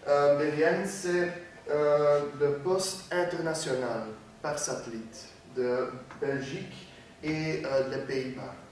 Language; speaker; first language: French; non-native, learner; Dutch